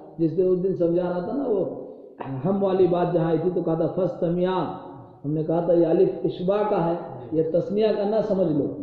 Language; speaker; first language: Urdu; native; Urdu